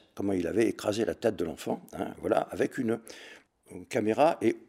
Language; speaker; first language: French; native; French